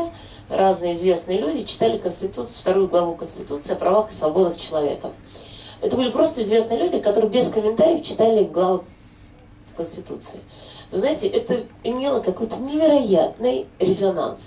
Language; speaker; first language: Russian; native; Russian